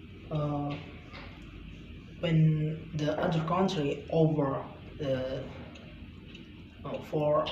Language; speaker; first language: English; non-native, learner; Indonesian